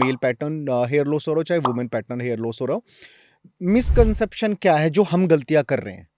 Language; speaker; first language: Hindi; native; Hindi